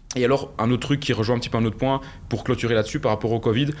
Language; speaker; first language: French; native; French